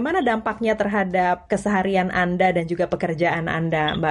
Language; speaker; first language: Indonesian; native; Indonesian